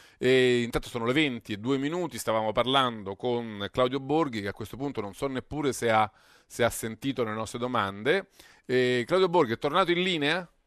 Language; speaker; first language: Italian; native; Italian